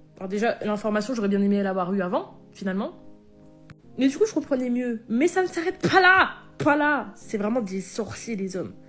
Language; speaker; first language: French; native; French